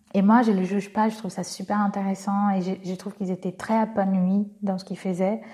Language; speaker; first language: French; non-native, fluent; Portuguese